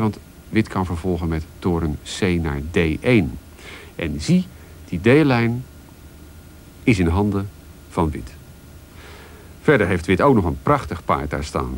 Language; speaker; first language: Dutch; native; Dutch